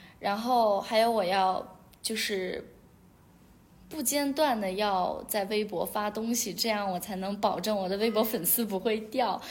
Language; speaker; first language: Chinese; non-native, local second language; Uyghur